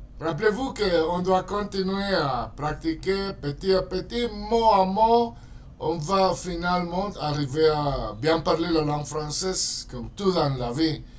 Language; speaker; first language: French; non-native, fluent; Spanish